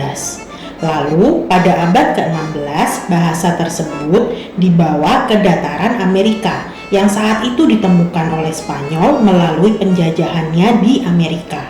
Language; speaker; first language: Indonesian; native; Indonesian